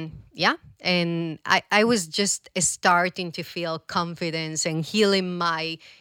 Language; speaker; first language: English; non-native, fluent; Spanish